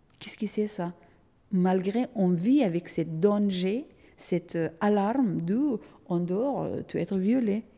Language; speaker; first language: French; non-native, fluent; Persian